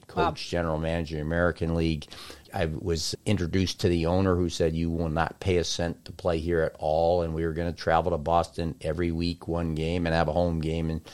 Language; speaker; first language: English; native; English